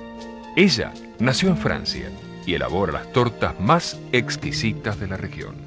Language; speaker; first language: Spanish; native; Spanish